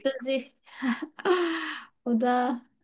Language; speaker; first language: German; non-native, learner; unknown